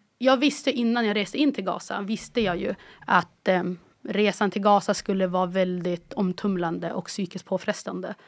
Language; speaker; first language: Swedish; early bilingual, other home language; Arabic